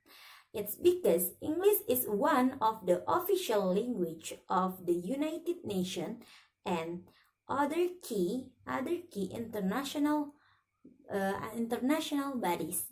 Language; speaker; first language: English; non-native, learner; Indonesian